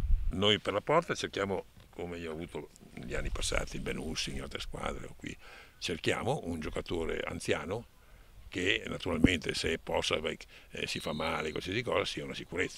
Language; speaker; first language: Italian; native; Italian